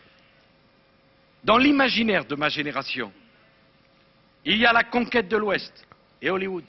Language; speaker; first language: French; native; French